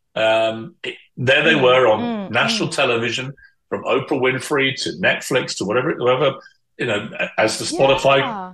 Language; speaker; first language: English; native; English